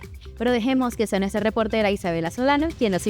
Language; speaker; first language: Spanish; native; Spanish